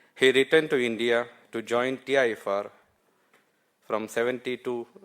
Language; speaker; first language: English; non-native, local second language; Marathi